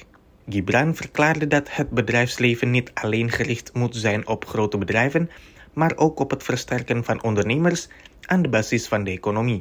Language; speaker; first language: Dutch; non-native, fluent; Indonesian